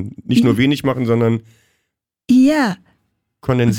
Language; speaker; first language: German; native; German